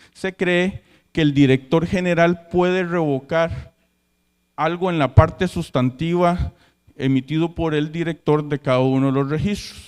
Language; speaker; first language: Spanish; native; Spanish